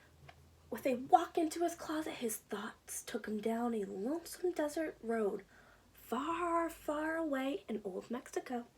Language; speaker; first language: English; native; English